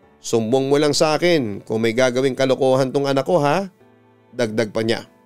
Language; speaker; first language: Filipino; native; Filipino